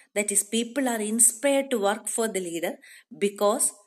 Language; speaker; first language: English; non-native, local second language; Malayalam